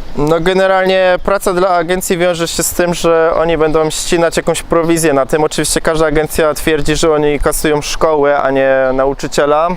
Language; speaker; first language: Polish; native; Polish